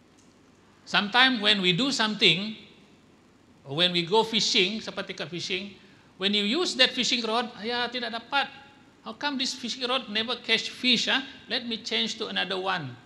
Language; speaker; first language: English; non-native, local second language; Malay